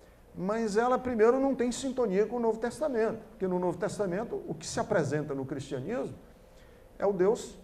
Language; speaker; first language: Portuguese; native; Portuguese